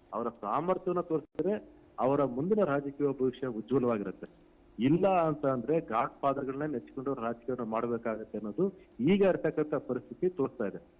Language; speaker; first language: Kannada; native; Kannada